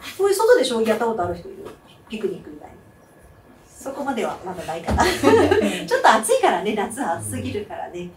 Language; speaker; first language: Japanese; native; Japanese